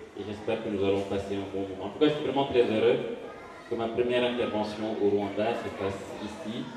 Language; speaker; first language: French; non-native, local second language; Serer